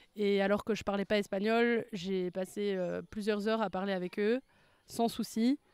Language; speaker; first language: French; native; French